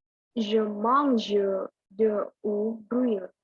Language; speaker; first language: French; non-native, learner; Indonesian